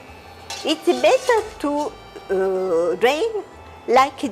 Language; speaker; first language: English; non-native, fluent; Italian